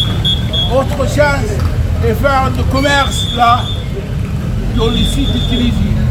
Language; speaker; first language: French; non-native, learner; Arabic